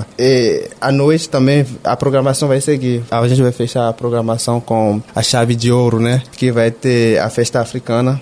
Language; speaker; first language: Portuguese; non-native, fluent; Fon